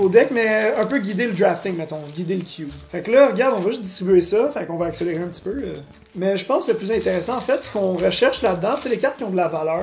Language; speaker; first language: French; native; French